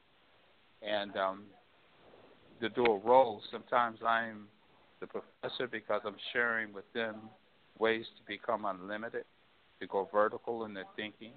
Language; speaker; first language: English; native; English